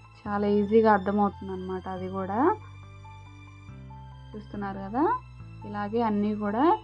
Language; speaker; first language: Telugu; native; Telugu